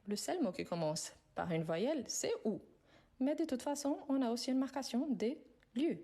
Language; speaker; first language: French; non-native, fluent; Arabic